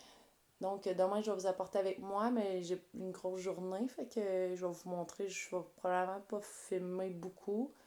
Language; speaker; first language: French; native; French